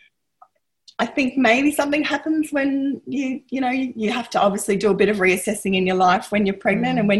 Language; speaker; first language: English; native; English